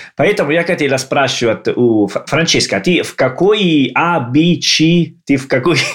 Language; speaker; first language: Russian; non-native, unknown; Italian